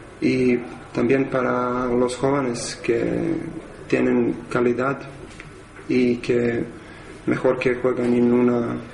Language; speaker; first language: Spanish; non-native, learner; Serbian